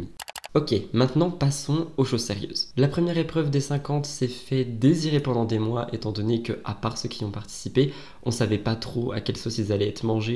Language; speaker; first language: French; native; French